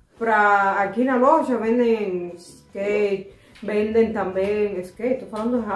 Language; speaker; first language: Portuguese; non-native, fluent; Spanish